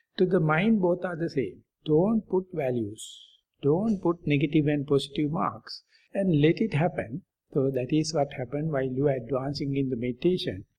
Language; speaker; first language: English; non-native, local second language; Sinhala